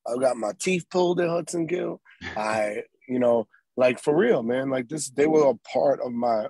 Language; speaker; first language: English; native; English